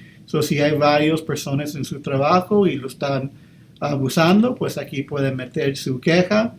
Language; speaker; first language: Spanish; early bilingual, heritage; English